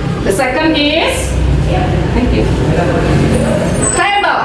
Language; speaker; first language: English; non-native, learner; Indonesian